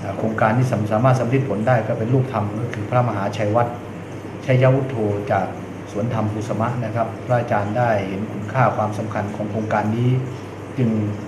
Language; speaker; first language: Thai; native; Thai